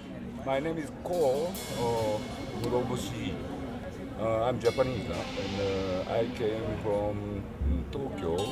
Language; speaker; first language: English; non-native, learner; Japanese